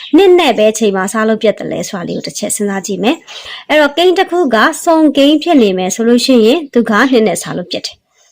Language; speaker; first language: Burmese; native; Burmese